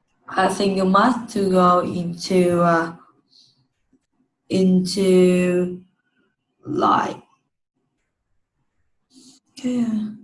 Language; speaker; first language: English; non-native, learner; Vietnamese